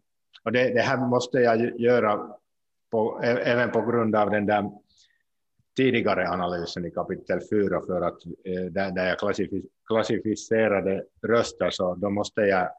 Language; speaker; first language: Swedish; non-native, local second language; Finnish